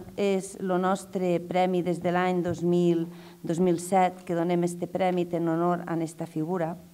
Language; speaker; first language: Catalan; native; Catalan